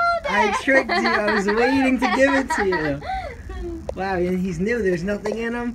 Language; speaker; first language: English; native; English